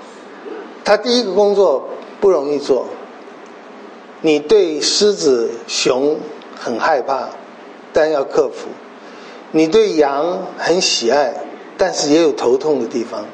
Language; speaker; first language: Chinese; native; Chinese